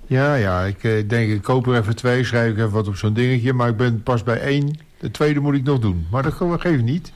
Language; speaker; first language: Dutch; native; Dutch